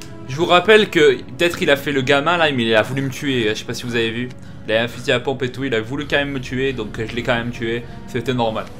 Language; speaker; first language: French; native; French